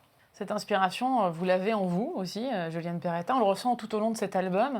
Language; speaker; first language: French; native; French